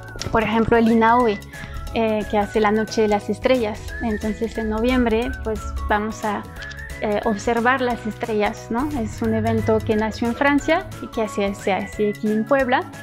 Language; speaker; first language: Spanish; non-native, fluent; French